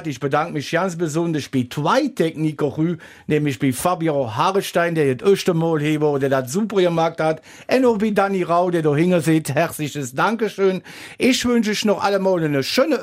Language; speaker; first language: German; native; German